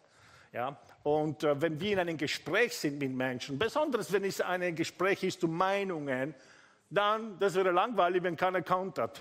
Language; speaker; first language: German; non-native, fluent; Italian